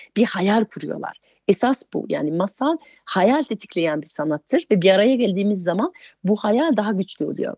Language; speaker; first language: Turkish; non-native, fluent; French